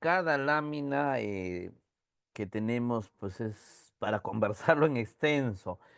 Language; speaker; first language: Spanish; native; Spanish